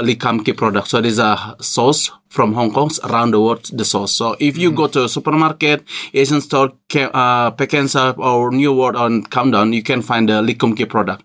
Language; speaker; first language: English; non-native, learner; Indonesian